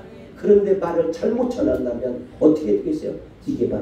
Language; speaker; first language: Korean; native; Korean